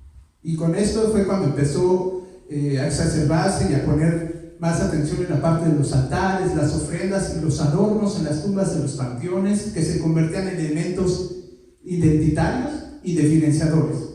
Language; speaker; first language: Spanish; native; Spanish